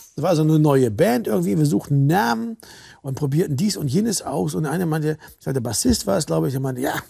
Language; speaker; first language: German; native; German